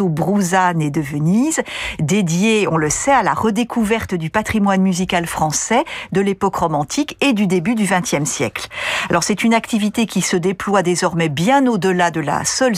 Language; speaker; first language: French; native; French